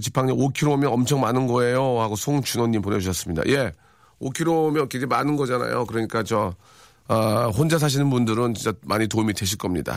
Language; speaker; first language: Korean; native; Korean